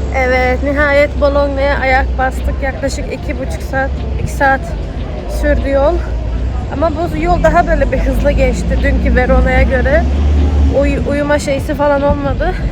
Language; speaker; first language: Turkish; early bilingual, heritage; Turkish